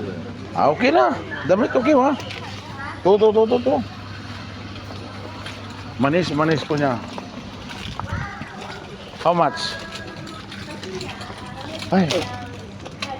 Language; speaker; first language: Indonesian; non-native, learner; Filipino